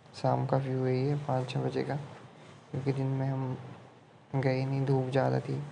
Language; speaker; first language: Hindi; native; Hindi